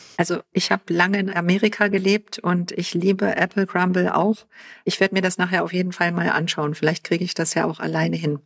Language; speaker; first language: German; native; German